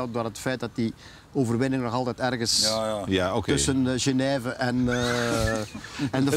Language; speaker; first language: Dutch; native; Dutch